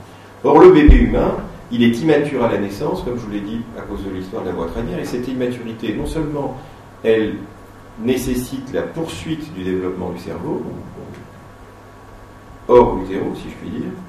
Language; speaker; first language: French; native; French